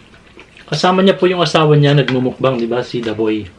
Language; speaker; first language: Filipino; native; Filipino